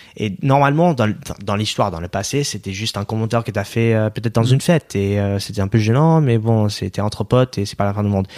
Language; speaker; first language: French; non-native, fluent; English